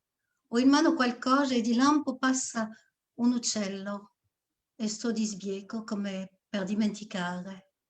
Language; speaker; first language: Italian; non-native, fluent; French